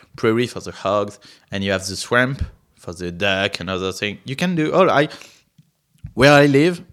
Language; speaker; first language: English; non-native, fluent; French